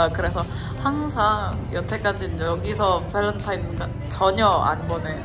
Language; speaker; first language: Korean; non-native, fluent; Indonesian